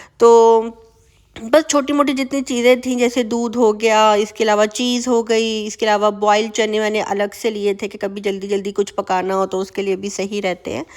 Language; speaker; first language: Urdu; native; Urdu